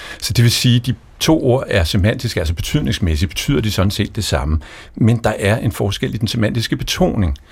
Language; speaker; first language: Danish; native; Danish